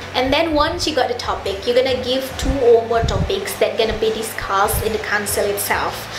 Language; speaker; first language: English; non-native, fluent; Indonesian